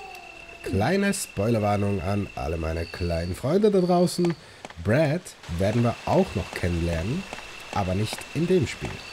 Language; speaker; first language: German; native; German